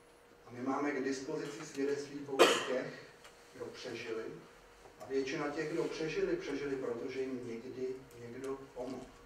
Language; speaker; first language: Czech; native; Czech